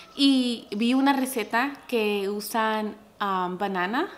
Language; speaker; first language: Spanish; early bilingual, heritage; Spanish